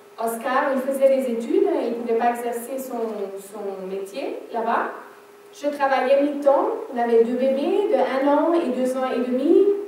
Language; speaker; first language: French; non-native, fluent; German